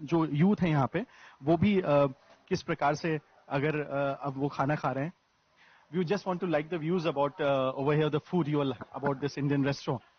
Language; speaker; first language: Hindi; native; Hindi